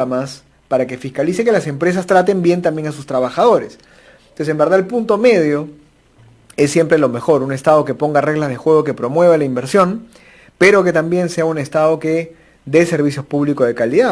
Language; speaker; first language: Spanish; native; Spanish